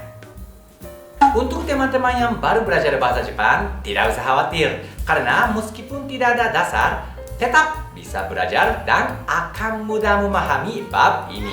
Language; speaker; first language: Indonesian; non-native, fluent; Japanese